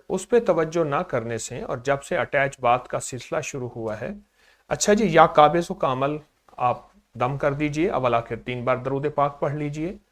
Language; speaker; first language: Urdu; native; Urdu